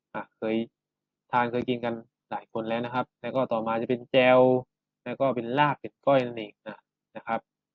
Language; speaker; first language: Thai; native; Thai